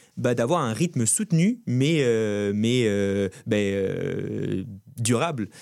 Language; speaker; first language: French; native; French